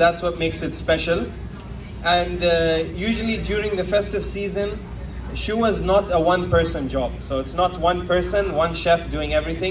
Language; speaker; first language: English; non-native, local second language; Arabic